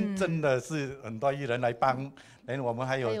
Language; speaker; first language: Chinese; non-native, local second language; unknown